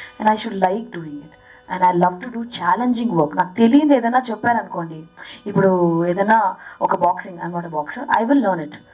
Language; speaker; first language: Telugu; early bilingual, heritage; Telugu